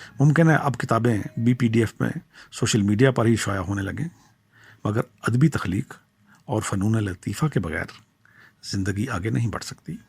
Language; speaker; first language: Urdu; non-native, local second language; Pahari-Potwari